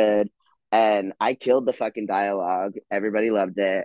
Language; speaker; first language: English; native; English